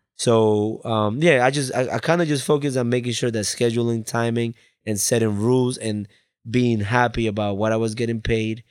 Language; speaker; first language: English; early bilingual, other home language; Spanish